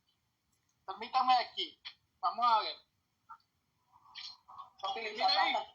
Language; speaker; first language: Spanish; native; Spanish